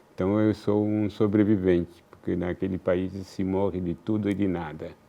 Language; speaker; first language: Portuguese; non-native, fluent; Luba-Lulua